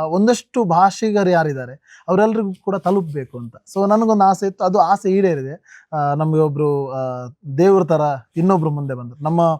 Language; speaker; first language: Kannada; non-native, local second language; Tulu